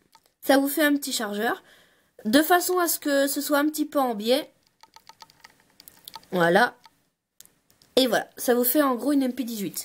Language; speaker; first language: French; native; French